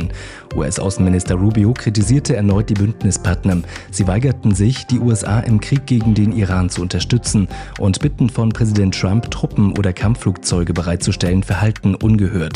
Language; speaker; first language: German; native; German